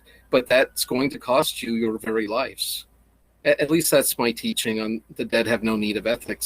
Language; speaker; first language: English; native; English